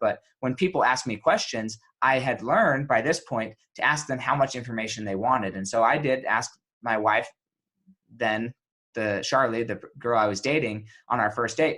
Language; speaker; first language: English; native; English